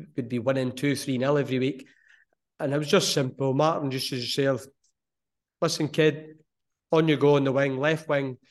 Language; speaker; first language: English; native; English